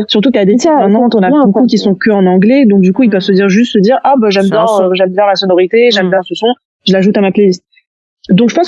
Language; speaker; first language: French; native; French